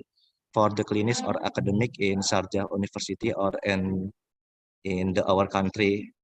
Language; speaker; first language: English; non-native, learner; Indonesian